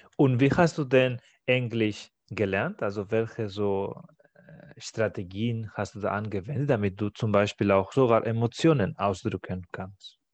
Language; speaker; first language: German; non-native, fluent; Spanish